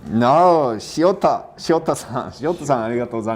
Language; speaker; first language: Japanese; non-native, fluent; English